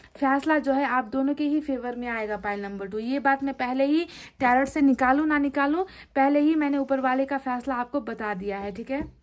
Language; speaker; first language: Hindi; native; Hindi